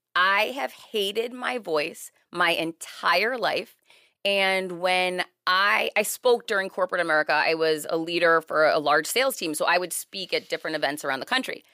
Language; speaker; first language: English; native; English